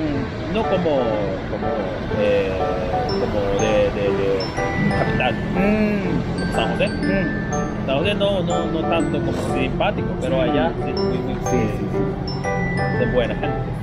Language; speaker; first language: Spanish; non-native, learner; Japanese